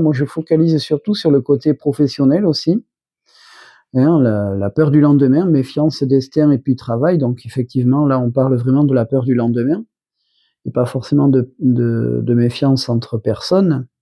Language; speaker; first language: French; native; French